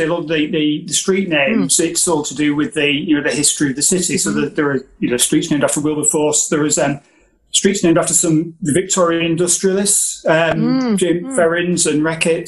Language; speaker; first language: English; native; English